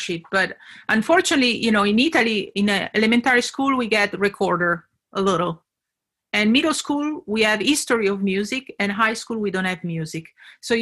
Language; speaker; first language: English; non-native, fluent; Italian